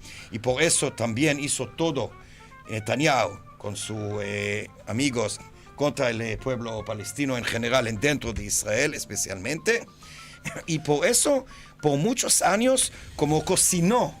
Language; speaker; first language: Spanish; non-native, fluent; Hebrew